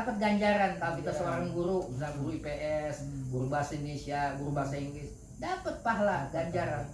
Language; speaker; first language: Indonesian; native; Indonesian